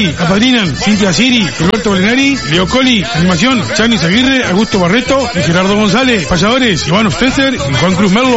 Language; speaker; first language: Spanish; native; Spanish